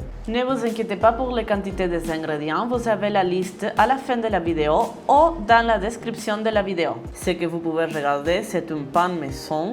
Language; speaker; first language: French; non-native, learner; Spanish